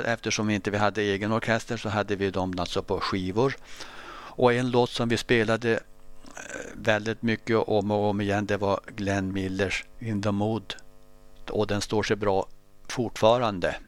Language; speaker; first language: Swedish; native; Swedish